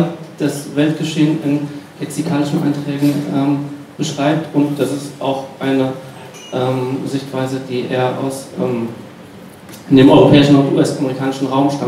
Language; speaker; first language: German; native; German